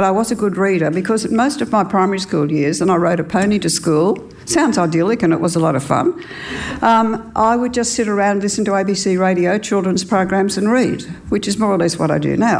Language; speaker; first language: English; native; English